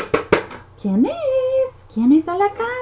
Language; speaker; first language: Spanish; non-native, learner; English